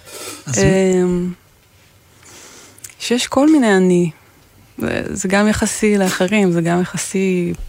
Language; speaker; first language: Hebrew; native; Hebrew